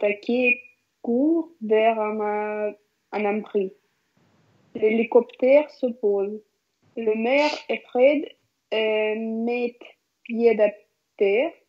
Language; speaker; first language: French; non-native, learner; Russian